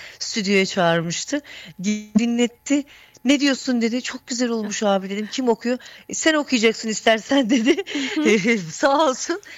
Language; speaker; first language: Turkish; native; Turkish